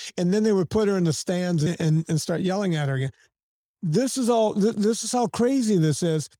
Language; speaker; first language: English; native; English